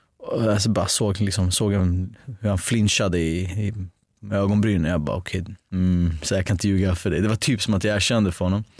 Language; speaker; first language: Swedish; early bilingual, other home language; Armenian